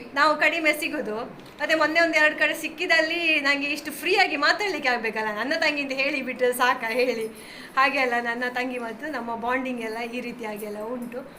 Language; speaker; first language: Kannada; native; Kannada